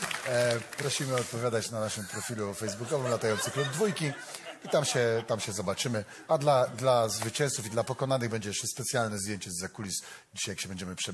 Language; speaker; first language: Polish; native; Polish